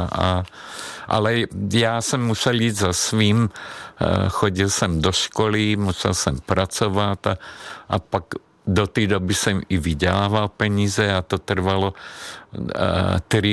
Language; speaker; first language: Czech; non-native, fluent; Hungarian